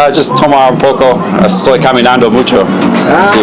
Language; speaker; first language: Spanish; non-native, learner; English